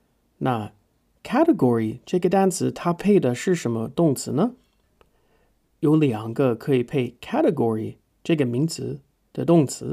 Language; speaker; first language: Chinese; non-native, fluent; English